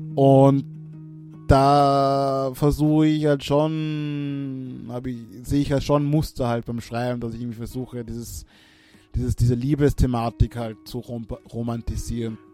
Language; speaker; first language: German; early bilingual, other home language; Swahili